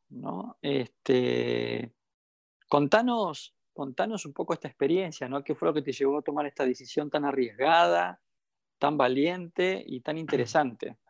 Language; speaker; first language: Spanish; native; Spanish